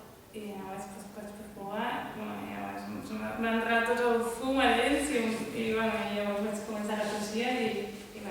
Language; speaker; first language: Catalan; non-native, fluent; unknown